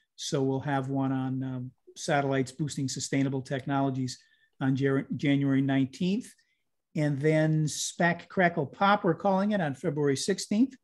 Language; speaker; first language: English; native; English